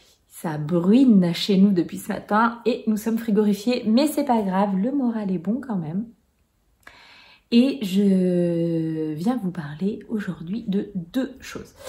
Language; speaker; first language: French; native; French